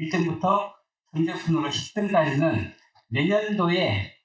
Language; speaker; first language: Korean; native; Korean